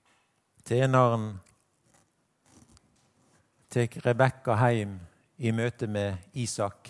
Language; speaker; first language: Norwegian; native; Norwegian